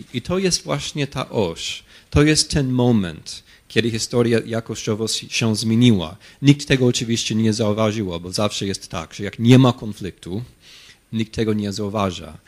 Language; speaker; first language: Polish; non-native, fluent; English